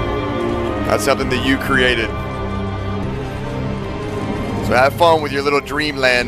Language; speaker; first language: English; native; English